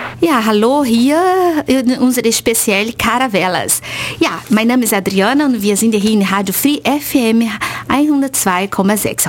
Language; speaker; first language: German; non-native, fluent; Portuguese